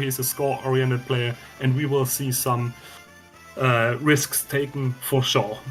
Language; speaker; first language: English; native; English